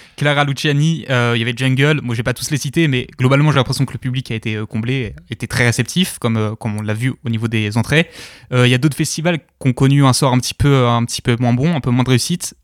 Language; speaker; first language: French; native; French